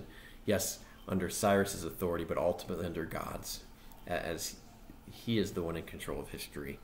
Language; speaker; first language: English; native; English